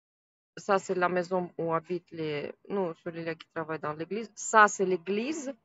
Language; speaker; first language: French; non-native, fluent; Russian